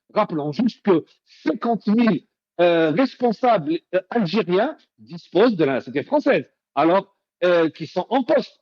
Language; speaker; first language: French; non-native, local second language; Arabic